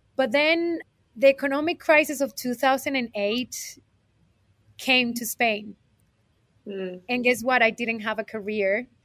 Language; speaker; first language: English; non-native, fluent; Spanish